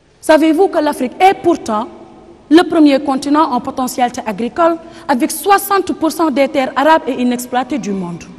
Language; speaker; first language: French; non-native, local second language; Wolof